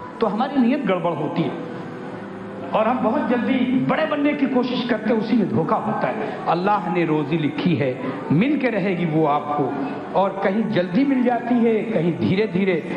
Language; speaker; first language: Urdu; native; Urdu